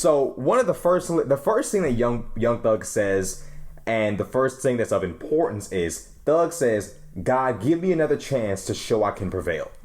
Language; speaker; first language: English; native; English